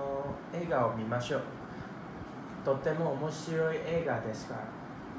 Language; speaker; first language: Japanese; non-native, learner; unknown